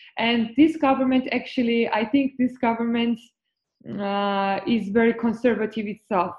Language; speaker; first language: English; non-native, fluent; Georgian